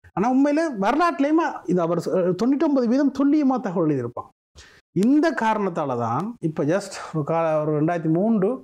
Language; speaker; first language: Tamil; native; Tamil